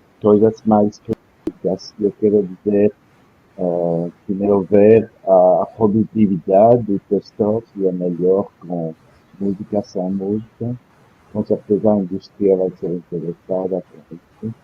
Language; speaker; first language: Portuguese; non-native, fluent; French